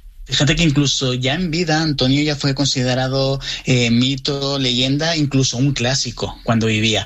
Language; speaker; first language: Spanish; native; Spanish